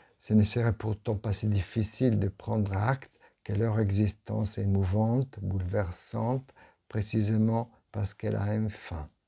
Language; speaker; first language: French; non-native, fluent; Italian